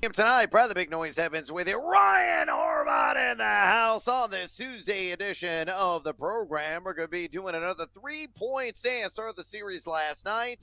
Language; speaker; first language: English; native; English